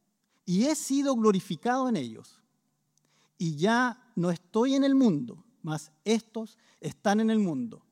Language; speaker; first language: Spanish; native; Spanish